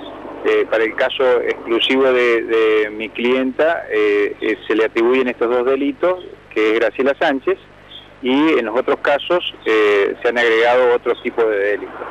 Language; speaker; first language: Spanish; native; Spanish